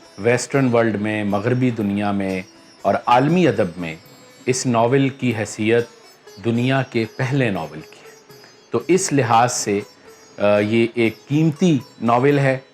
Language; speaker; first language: Urdu; native; Urdu